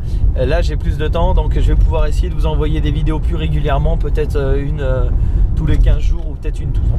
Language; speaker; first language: French; native; French